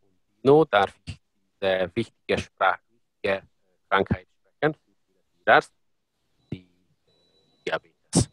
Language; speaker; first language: German; non-native, learner; Hungarian